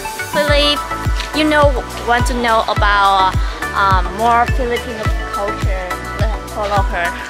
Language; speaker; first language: English; non-native, fluent; Vietnamese